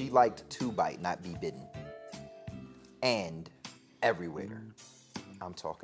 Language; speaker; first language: English; native; English